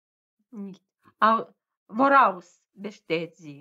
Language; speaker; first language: German; non-native, fluent; Russian